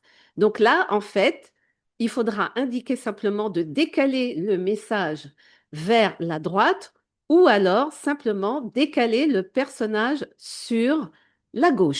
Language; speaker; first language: French; native; French